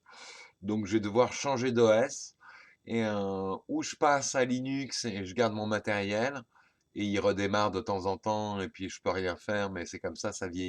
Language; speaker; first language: French; native; French